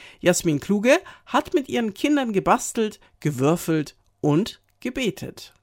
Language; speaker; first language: German; native; German